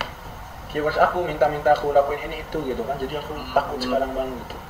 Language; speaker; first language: Indonesian; native; Indonesian